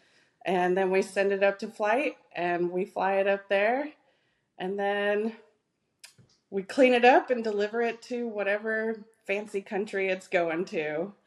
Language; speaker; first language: English; native; English